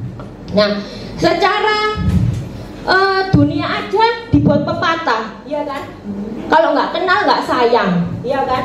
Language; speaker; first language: Indonesian; native; Indonesian